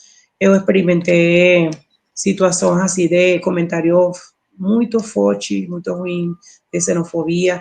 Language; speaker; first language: Portuguese; non-native, learner; Spanish